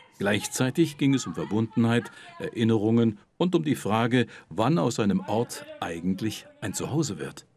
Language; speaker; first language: German; native; German